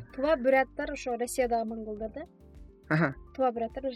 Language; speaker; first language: Kyrgyz; non-native, fluent; Mongolian